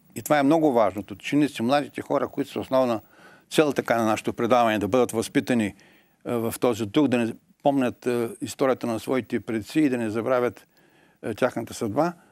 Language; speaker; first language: Bulgarian; native; Bulgarian